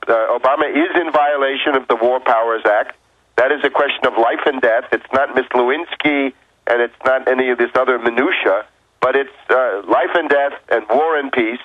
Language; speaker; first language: English; native; English